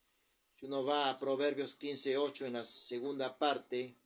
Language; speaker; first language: Spanish; native; Spanish